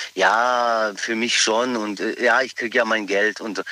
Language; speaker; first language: German; native; German